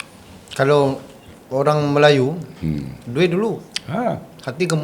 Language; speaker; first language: Malay; native; Malay